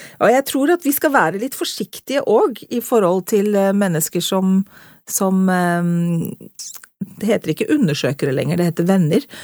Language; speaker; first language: Norwegian; native; Norwegian